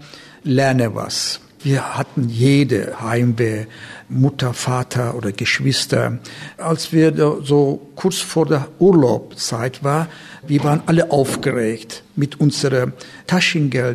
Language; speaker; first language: German; non-native, fluent; Turkish